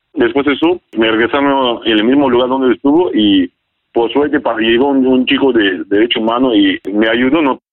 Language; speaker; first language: Spanish; non-native, learner; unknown